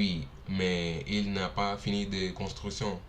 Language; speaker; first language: French; non-native, learner; Portuguese